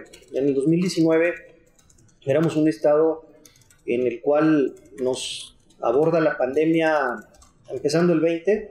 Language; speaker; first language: Spanish; native; Spanish